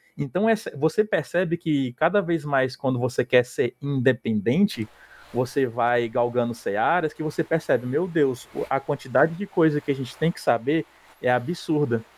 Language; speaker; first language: Portuguese; native; Portuguese